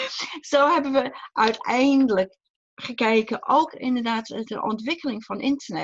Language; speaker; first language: Dutch; non-native, fluent; English